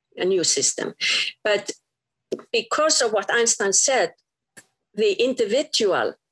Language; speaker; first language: English; non-native, fluent; Icelandic